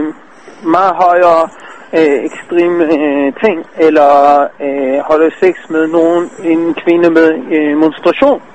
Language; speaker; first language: Danish; non-native, fluent; Hebrew